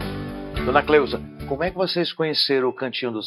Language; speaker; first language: Portuguese; native; Portuguese